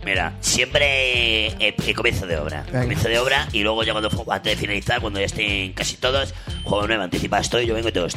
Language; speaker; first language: Spanish; native; Spanish